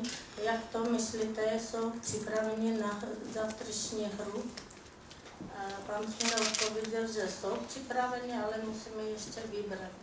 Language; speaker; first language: Czech; non-native, fluent; Armenian